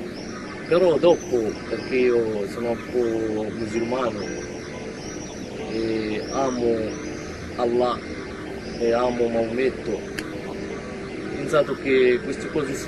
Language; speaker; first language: Italian; non-native, learner; Arabic